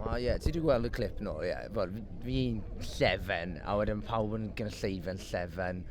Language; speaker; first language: Welsh; non-native, local second language; English